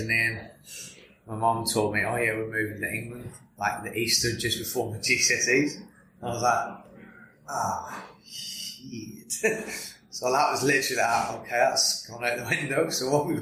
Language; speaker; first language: English; native; English